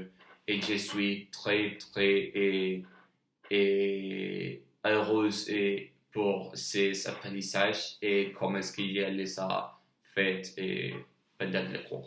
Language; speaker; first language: French; non-native, learner; Spanish